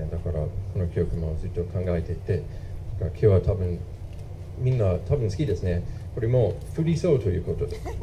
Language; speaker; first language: Japanese; non-native, fluent; English